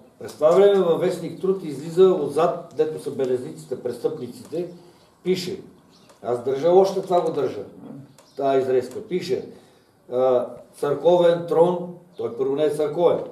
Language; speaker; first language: Bulgarian; native; Bulgarian